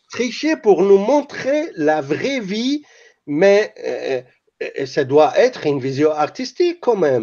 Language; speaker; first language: French; non-native, fluent; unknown